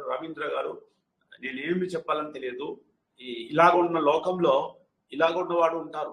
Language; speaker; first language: Telugu; non-native, local second language; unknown